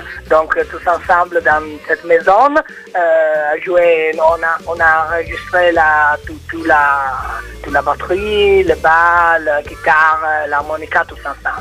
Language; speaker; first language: French; non-native, learner; Italian